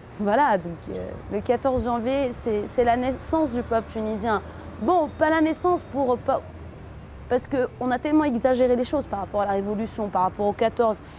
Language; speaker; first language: French; non-native, local second language; Arabic